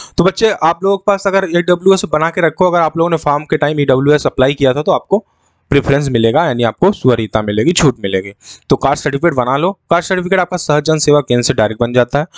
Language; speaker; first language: Hindi; native; Hindi